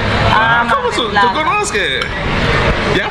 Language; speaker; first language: Spanish; non-native, learner; English